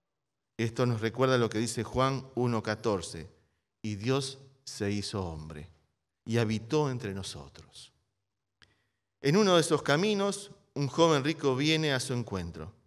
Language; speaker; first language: Spanish; native; Spanish